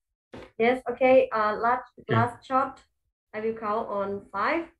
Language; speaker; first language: English; non-native, fluent; Thai